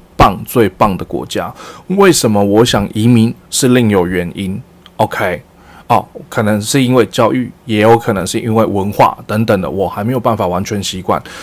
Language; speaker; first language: Chinese; early bilingual, heritage; Chinese